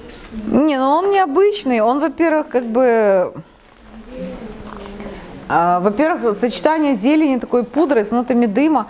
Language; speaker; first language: Russian; native; Russian